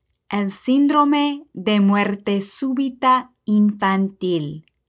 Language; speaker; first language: Spanish; non-native, fluent; English